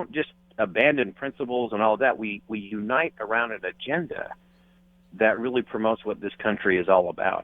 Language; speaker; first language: English; native; English